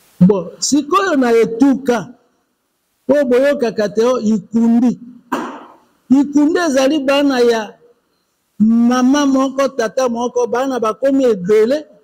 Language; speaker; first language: Lingala; non-native, local second language; Mongo